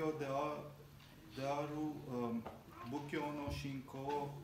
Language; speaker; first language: Japanese; non-native, learner; Armenian